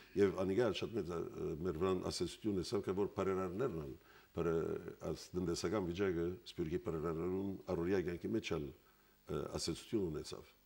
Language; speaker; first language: Armenian; early bilingual, heritage; Armenian